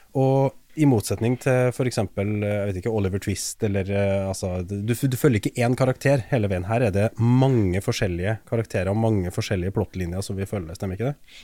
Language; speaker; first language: Norwegian; native; Norwegian